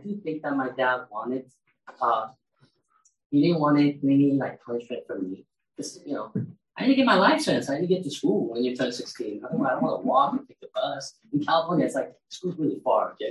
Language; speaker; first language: English; early bilingual, other home language; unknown